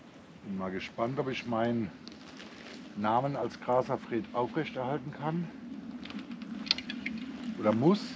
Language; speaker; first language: German; native; German